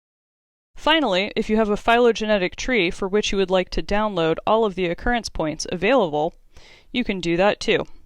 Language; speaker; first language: English; native; English